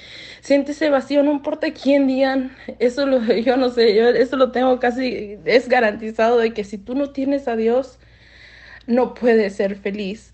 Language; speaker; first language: Spanish; native; Spanish